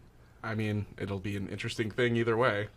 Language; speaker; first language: English; native; English